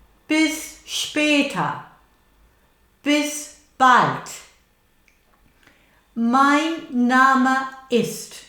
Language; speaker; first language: German; non-native, fluent; English